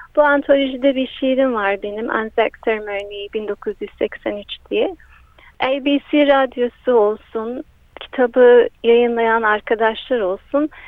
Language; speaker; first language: Turkish; early bilingual, heritage; Turkish